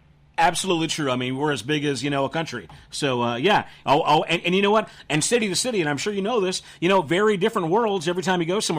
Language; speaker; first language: English; native; English